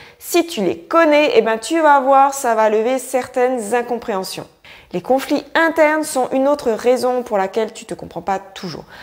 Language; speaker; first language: French; native; French